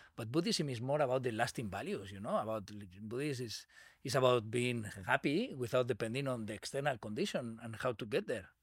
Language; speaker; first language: English; non-native, learner; Spanish